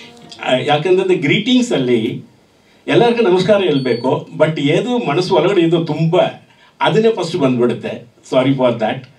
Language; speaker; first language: Kannada; non-native, learner; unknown